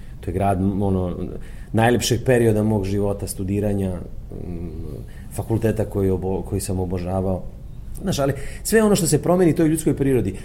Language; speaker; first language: Serbian; native; Serbian